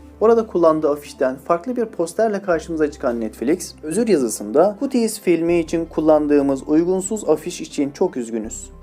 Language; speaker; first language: Turkish; native; Turkish